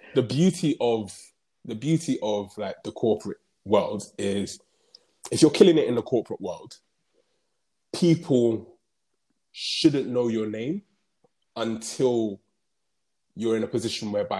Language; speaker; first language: English; native; English